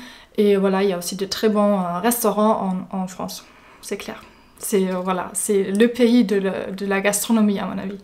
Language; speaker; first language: French; non-native, fluent; German